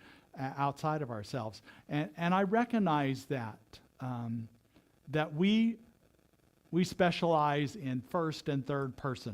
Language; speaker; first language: English; native; English